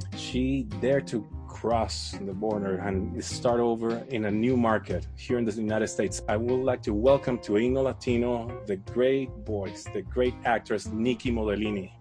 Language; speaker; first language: English; non-native, fluent; Spanish